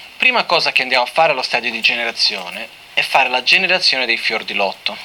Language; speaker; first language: Italian; non-native, fluent; Portuguese